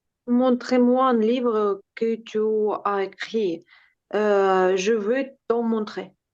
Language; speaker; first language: French; non-native, learner; Ukrainian